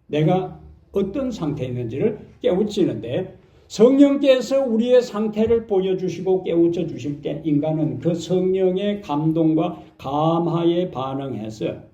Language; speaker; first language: Korean; native; Korean